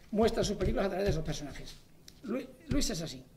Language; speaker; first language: Spanish; native; Spanish